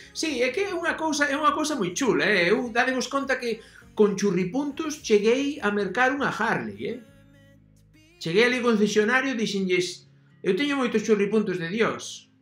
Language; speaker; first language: Galician; non-native, local second language; Spanish